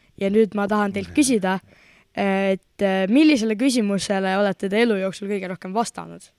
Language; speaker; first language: Estonian; native; Estonian